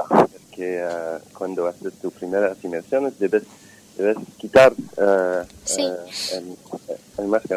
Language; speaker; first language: Spanish; non-native, fluent; French